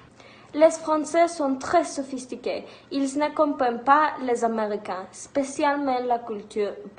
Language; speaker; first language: French; non-native, learner; English